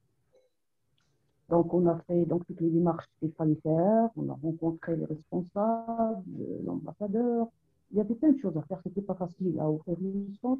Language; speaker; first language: French; non-native, local second language; Arabic